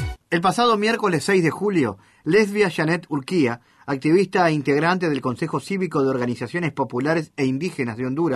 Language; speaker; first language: Spanish; native; Spanish